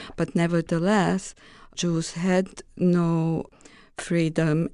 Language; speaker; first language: English; non-native, fluent; Romanian